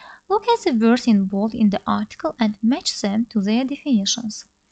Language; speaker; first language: English; non-native, fluent; Azerbaijani